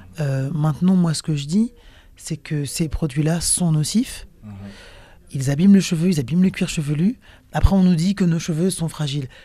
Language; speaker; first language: French; native; French